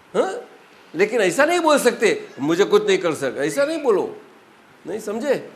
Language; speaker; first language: Hindi; non-native, local second language; Gujarati